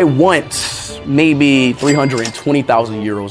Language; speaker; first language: English; native; English